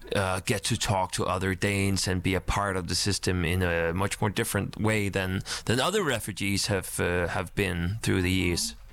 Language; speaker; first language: English; non-native, fluent; Danish